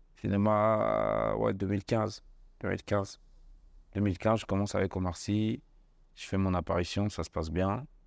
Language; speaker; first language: French; early bilingual, other home language; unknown